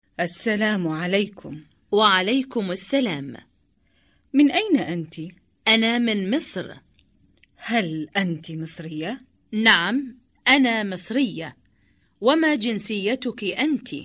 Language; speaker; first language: Arabic; non-native, learner; Indonesian